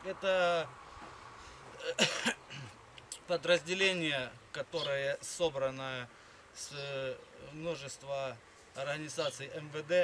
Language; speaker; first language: Russian; native; Russian